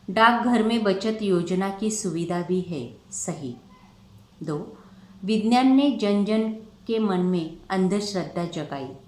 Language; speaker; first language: Hindi; non-native, local second language; Marathi